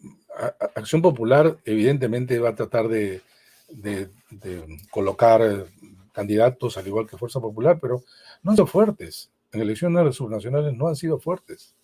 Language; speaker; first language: Spanish; native; Spanish